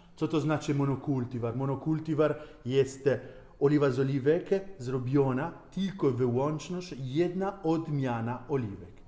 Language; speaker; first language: Polish; non-native, learner; Italian